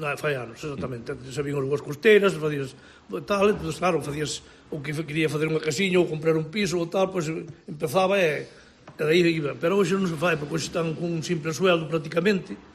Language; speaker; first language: Galician; native; Galician